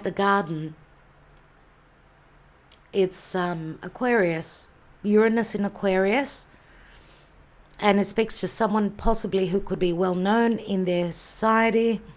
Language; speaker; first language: English; native; English